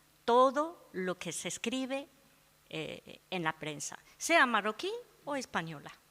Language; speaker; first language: Spanish; non-native, fluent; Arabic